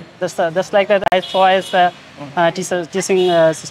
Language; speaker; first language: English; non-native, learner; Bangla